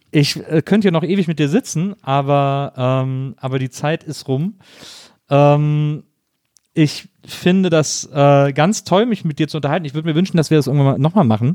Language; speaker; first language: German; native; German